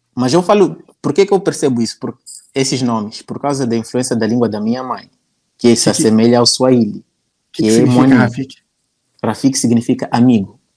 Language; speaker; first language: Portuguese; native; Portuguese